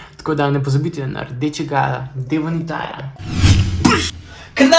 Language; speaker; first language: Slovenian; native; Slovenian